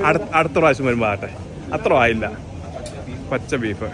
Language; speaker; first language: Malayalam; native; Malayalam